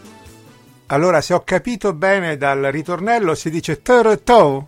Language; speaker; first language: Italian; native; Italian